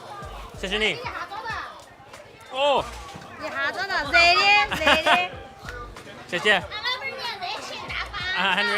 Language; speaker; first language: Chinese; non-native, learner; English